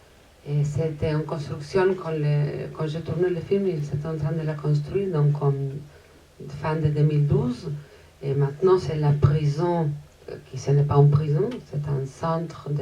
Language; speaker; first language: French; non-native, fluent; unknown